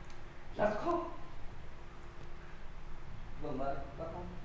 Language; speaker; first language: Vietnamese; non-native, learner; Korean